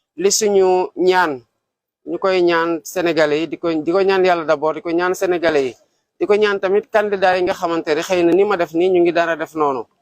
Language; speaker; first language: Wolof; non-native, local second language; Serer